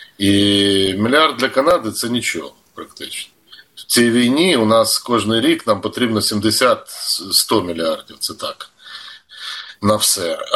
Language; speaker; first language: Ukrainian; native; Ukrainian